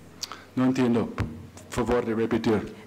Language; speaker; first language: Spanish; non-native, learner; English